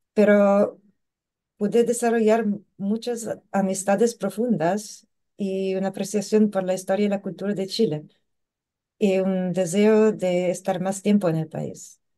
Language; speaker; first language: Spanish; non-native, learner; English